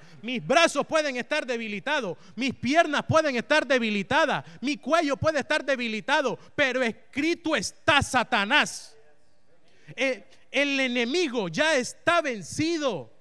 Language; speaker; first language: Spanish; native; Spanish